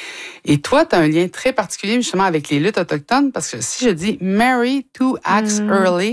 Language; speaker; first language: French; native; French